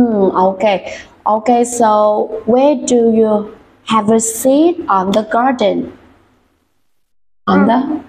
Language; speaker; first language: English; non-native, fluent; Vietnamese